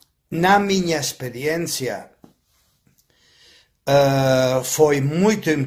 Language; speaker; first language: Portuguese; non-native, fluent; Spanish